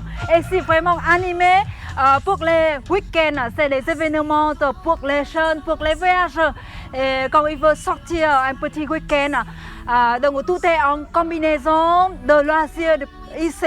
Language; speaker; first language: French; non-native, fluent; Vietnamese